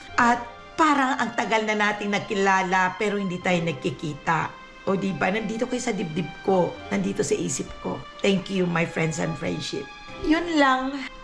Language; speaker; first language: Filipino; non-native, local second language; Cebuano